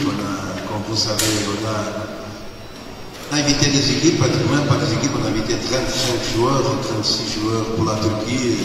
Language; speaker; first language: French; non-native, learner; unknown